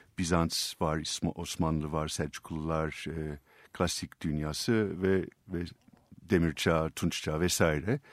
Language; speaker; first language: Turkish; non-native, fluent; English